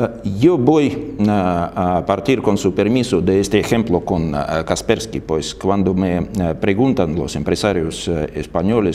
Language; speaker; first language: Spanish; non-native, fluent; Russian